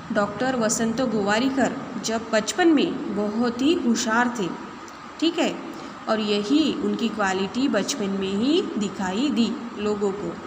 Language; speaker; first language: Hindi; non-native, local second language; Marathi